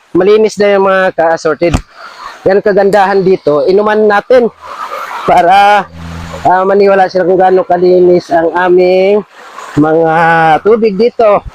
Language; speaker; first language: Filipino; non-native, local second language; Cebuano